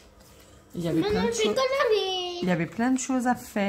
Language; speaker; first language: French; native; French